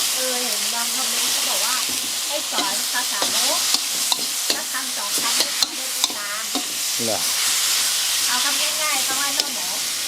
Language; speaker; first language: Thai; non-native, local second language; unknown